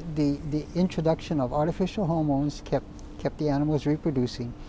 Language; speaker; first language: English; native; English